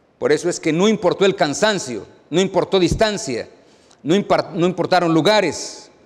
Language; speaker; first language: Spanish; native; Spanish